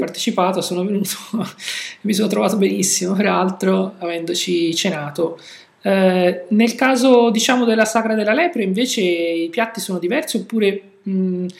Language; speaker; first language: Italian; native; Italian